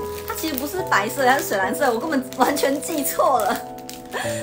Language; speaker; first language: Chinese; native; Chinese